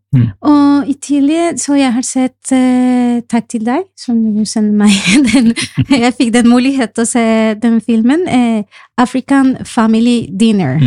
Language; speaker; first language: Norwegian; non-native, learner; Spanish